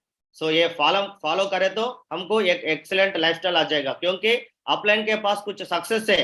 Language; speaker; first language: Hindi; non-native, local second language; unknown